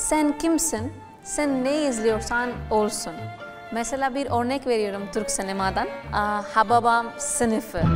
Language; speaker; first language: Turkish; non-native, learner; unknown